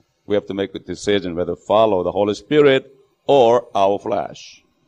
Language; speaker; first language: English; non-native, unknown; Korean